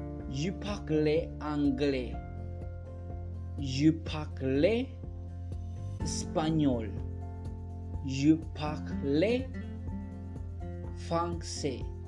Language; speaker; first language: French; non-native, fluent; Spanish